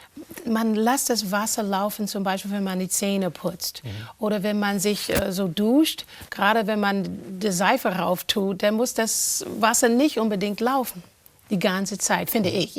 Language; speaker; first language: German; non-native, fluent; English